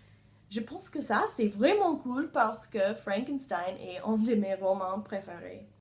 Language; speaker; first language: French; non-native, learner; English